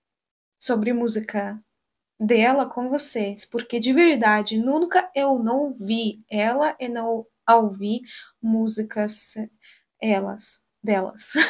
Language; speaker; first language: Portuguese; non-native, learner; Russian